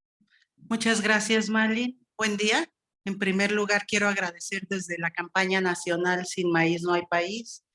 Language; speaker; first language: Spanish; native; Spanish